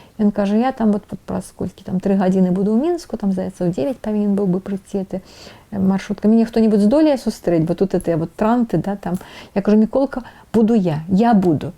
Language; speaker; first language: Belarusian; non-native, local second language; Russian